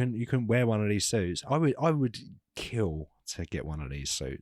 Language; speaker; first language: English; native; English